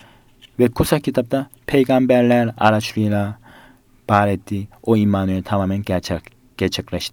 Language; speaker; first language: Turkish; non-native, fluent; Korean